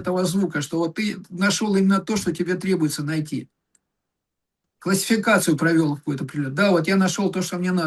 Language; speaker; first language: Russian; native; Russian